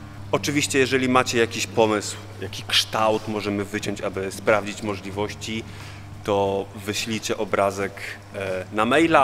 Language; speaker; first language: Polish; native; Polish